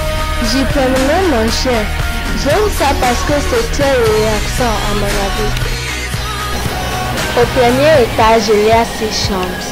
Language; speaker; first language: French; non-native, learner; English